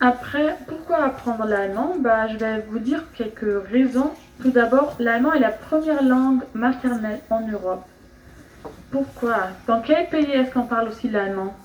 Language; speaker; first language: French; non-native, fluent; German